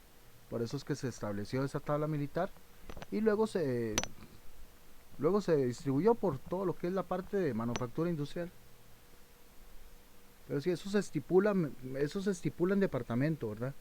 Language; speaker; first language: Spanish; native; Spanish